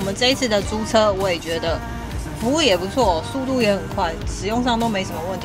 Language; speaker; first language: Chinese; native; Chinese